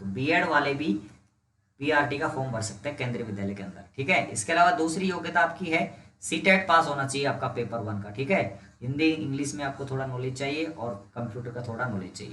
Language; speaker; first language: Hindi; native; Hindi